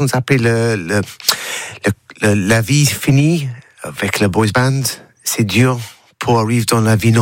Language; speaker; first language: French; non-native, learner; English